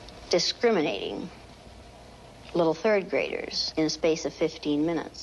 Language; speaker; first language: English; native; English